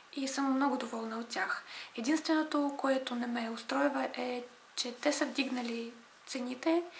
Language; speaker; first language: Bulgarian; non-native, fluent; Russian